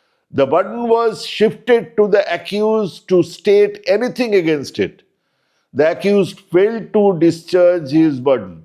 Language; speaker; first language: English; non-native, local second language; Bangla